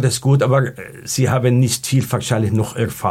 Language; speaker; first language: German; non-native, learner; Arabic